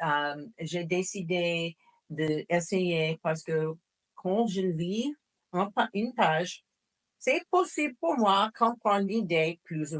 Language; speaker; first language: French; non-native, fluent; English